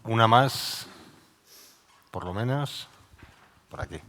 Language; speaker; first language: Spanish; native; Spanish